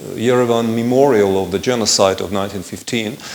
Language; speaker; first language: English; non-native, fluent; Armenian